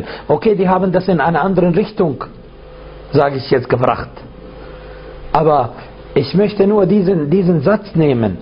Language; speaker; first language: German; non-native, fluent; Arabic